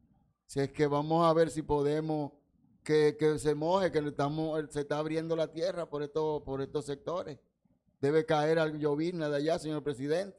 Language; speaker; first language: Spanish; native; Spanish